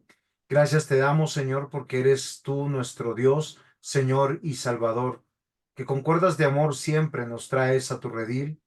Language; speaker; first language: Spanish; native; Spanish